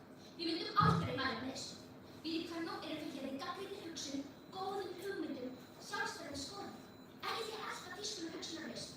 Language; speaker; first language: Icelandic; native; Icelandic